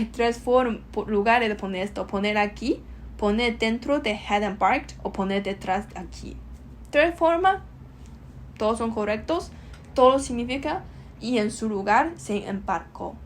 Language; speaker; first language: Spanish; non-native, learner; Chinese